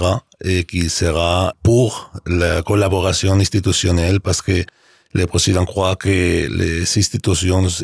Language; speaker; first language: French; non-native, learner; Spanish